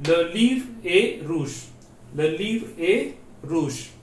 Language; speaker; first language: French; non-native, learner; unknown